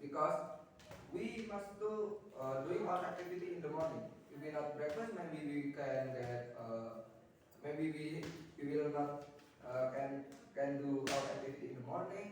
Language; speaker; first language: English; non-native, learner; Indonesian